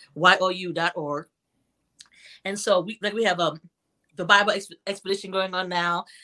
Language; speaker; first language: English; native; English